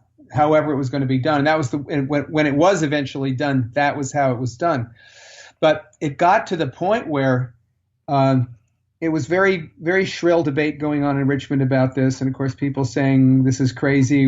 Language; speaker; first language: English; native; English